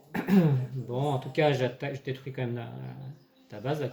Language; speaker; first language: French; native; French